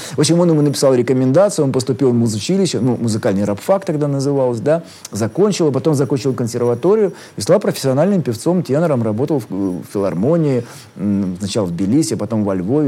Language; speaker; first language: Russian; native; Russian